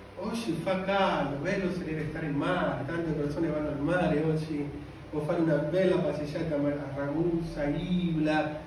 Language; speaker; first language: Italian; non-native, fluent; Spanish